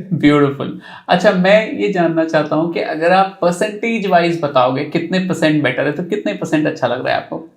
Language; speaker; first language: Hindi; native; Hindi